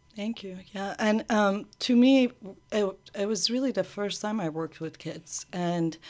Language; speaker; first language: English; early bilingual, other home language; Persian